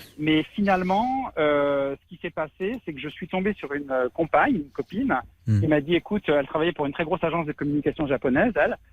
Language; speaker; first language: French; native; French